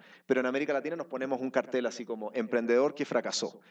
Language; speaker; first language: Spanish; native; Spanish